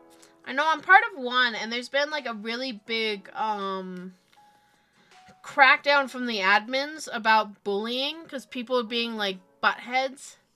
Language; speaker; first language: English; native; English